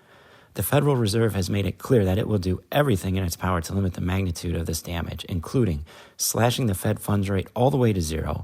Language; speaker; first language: English; native; English